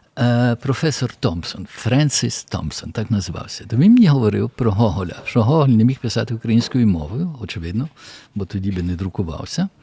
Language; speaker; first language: Ukrainian; early bilingual, heritage; Ukrainian